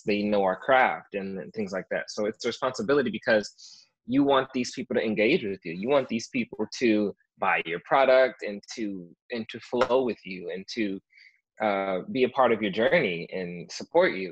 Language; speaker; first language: English; native; English